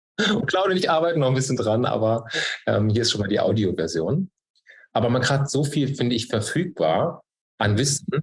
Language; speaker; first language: German; native; German